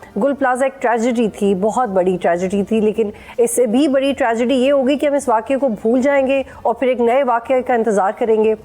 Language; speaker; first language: Urdu; native; Urdu